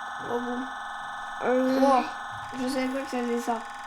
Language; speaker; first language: French; native; French